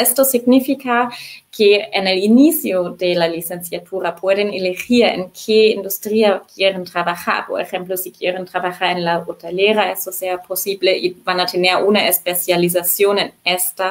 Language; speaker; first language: Spanish; non-native, fluent; German